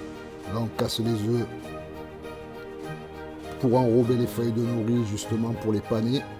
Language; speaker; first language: French; native; French